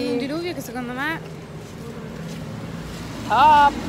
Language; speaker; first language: Italian; native; Italian